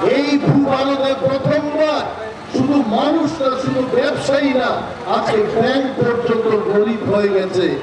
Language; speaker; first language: Bangla; non-native, local second language; Kok Borok